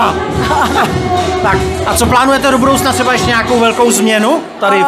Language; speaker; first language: Czech; native; Czech